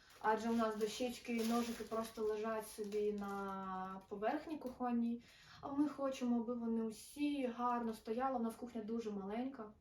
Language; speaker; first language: Ukrainian; non-native, local second language; Russian